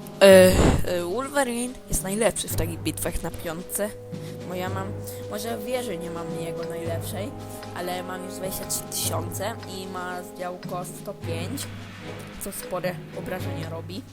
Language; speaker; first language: Polish; native; Polish